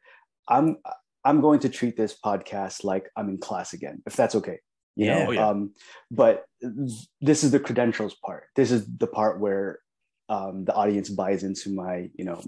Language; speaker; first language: English; early bilingual, other home language; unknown